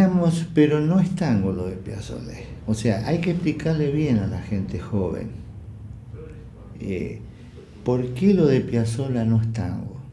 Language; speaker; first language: Spanish; native; Spanish